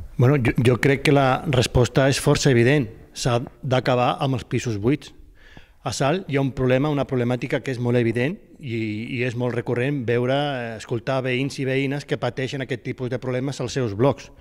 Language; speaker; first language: Catalan; native; Catalan